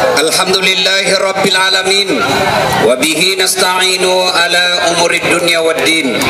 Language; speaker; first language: Indonesian; non-native, local second language; Buginese